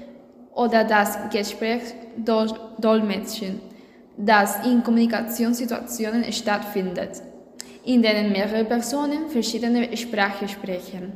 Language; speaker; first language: German; non-native, fluent; Spanish